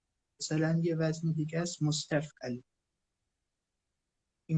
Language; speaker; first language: Persian; native; Persian